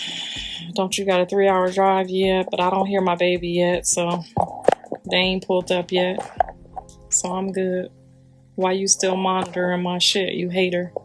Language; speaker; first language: English; native; English